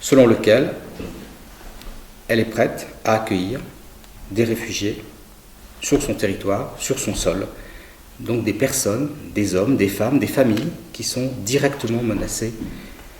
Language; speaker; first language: French; native; French